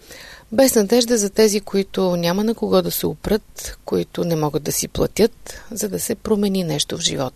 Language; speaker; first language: Bulgarian; native; Bulgarian